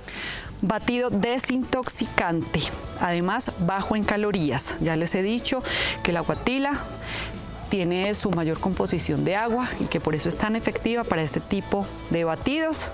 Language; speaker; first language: Spanish; native; Spanish